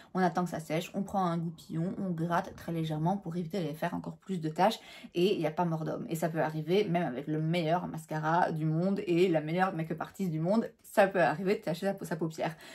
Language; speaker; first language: French; native; French